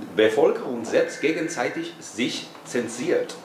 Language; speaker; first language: German; non-native, fluent; Spanish